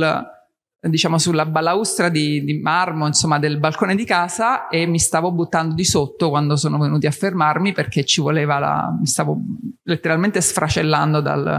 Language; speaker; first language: Italian; native; Italian